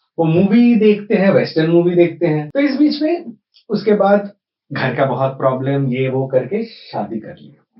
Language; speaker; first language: Hindi; non-native, local second language; Bangla